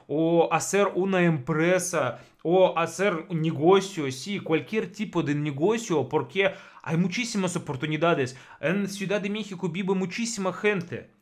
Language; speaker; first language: Spanish; non-native, fluent; Russian